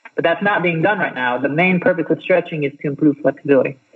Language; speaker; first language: English; native; English